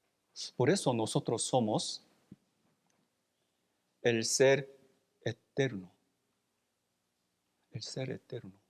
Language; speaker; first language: Spanish; non-native, fluent; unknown